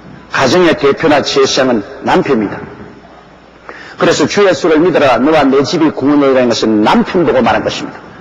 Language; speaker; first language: Korean; native; Korean